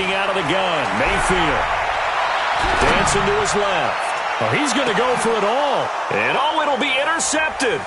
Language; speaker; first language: English; native; English